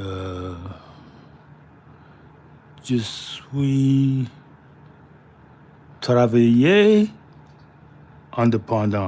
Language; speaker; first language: French; non-native, learner; English